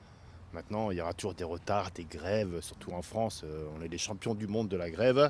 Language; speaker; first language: French; native; French